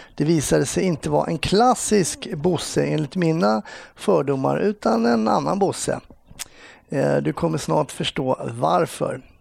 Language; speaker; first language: Swedish; native; Swedish